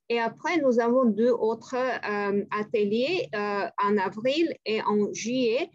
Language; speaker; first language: French; non-native, fluent; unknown